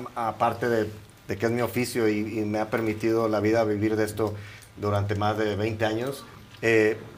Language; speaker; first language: Spanish; native; Spanish